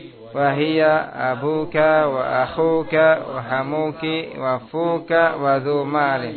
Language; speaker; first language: Arabic; non-native, fluent; Indonesian